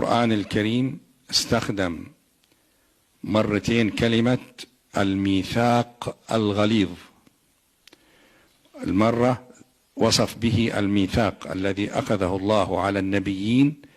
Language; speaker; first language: Arabic; native; Arabic